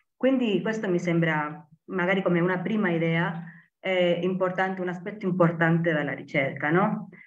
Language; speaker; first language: Italian; non-native, fluent; Spanish